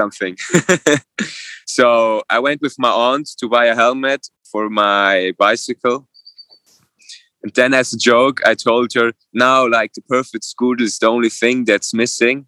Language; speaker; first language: English; non-native, fluent; Swiss German